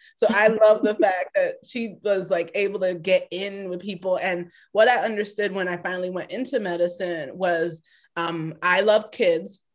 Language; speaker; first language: English; early bilingual, other home language; Yoruba